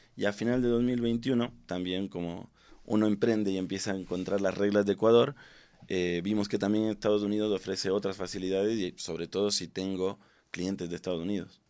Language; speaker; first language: Spanish; native; Spanish